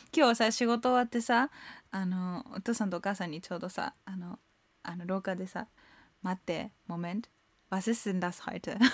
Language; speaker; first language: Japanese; early bilingual, heritage; Japanese